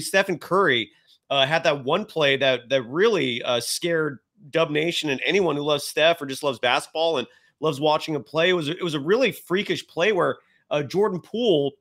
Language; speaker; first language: English; native; English